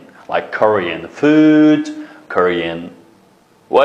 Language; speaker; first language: English; non-native, fluent; Uyghur